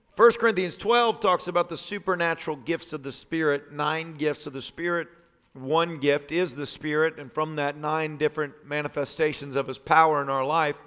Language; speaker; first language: English; native; English